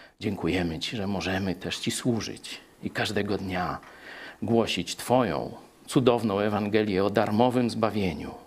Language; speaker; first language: Polish; native; Polish